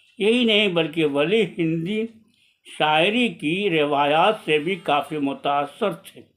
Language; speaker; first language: Urdu; native; Urdu